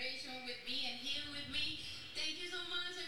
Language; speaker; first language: English; non-native, fluent; Spanish